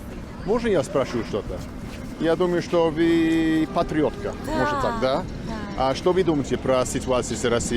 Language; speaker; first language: Russian; non-native, learner; English